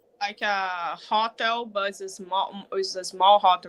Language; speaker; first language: English; non-native, learner; Portuguese